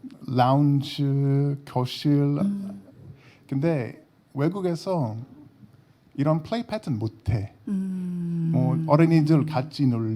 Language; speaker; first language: Korean; non-native, learner; English